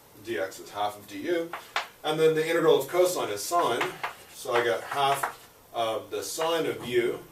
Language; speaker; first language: English; native; English